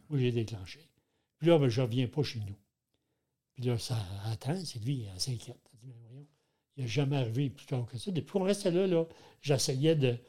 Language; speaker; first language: French; native; French